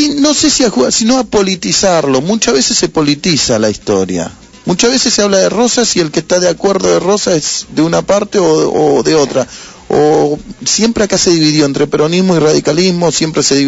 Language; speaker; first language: Spanish; native; Spanish